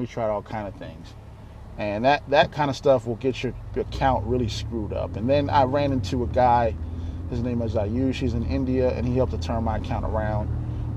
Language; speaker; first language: English; native; English